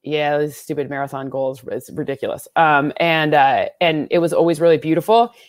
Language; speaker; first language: English; native; English